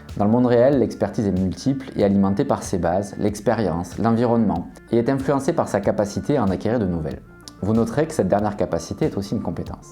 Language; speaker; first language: French; native; French